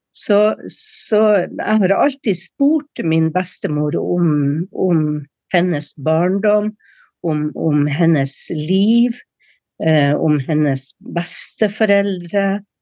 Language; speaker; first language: Norwegian; native; Norwegian